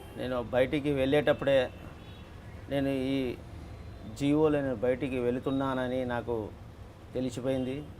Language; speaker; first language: Telugu; non-native, local second language; Urdu